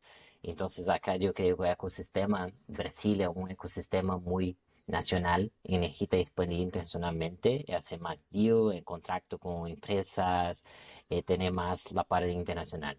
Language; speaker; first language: Spanish; non-native, local second language; Portuguese